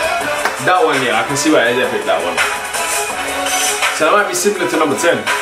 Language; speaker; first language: English; native; English